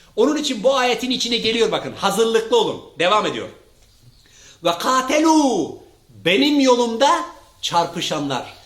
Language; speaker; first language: Turkish; early bilingual, heritage; Turkish